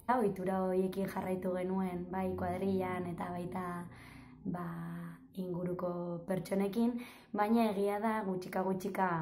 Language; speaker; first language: Basque; non-native, local second language; Spanish